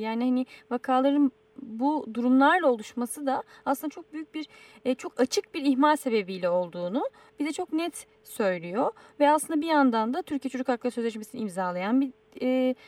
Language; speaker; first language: Turkish; native; Turkish